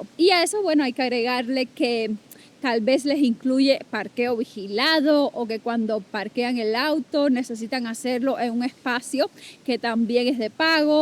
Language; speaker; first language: Spanish; native; Spanish